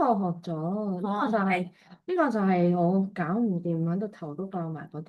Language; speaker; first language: Cantonese; native; Cantonese